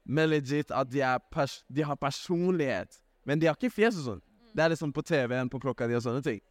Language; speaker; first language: Norwegian; native; Norwegian